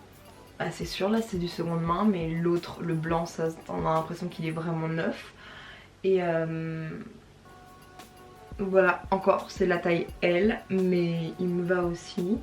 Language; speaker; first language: French; native; French